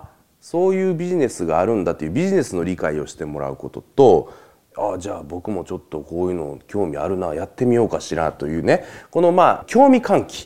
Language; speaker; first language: Japanese; native; Japanese